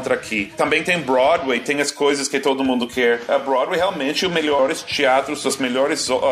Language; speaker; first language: Portuguese; non-native, fluent; English